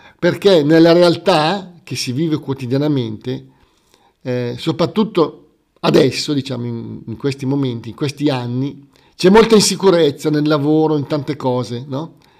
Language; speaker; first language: Italian; native; Italian